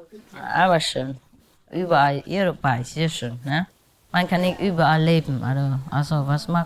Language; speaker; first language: German; non-native, learner; Vietnamese